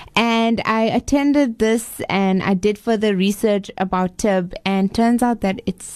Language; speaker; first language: English; native; English